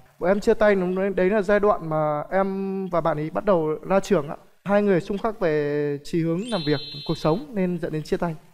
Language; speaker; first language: Vietnamese; native; Vietnamese